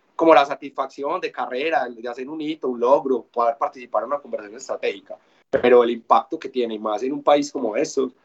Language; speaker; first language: Spanish; native; Spanish